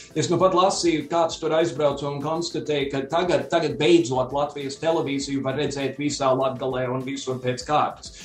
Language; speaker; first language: Latvian; early bilingual, heritage; Latvian